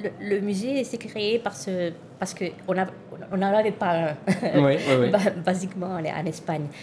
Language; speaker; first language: French; non-native, learner; Catalan